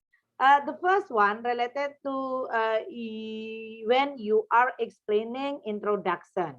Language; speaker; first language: English; non-native, fluent; Indonesian